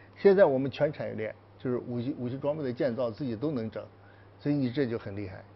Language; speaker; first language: Chinese; native; Chinese